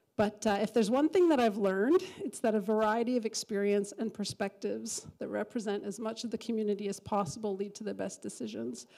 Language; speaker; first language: English; native; English